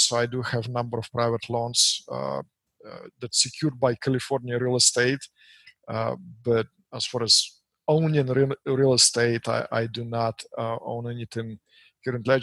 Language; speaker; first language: English; non-native, fluent; Russian